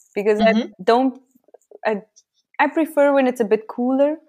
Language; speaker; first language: English; native; English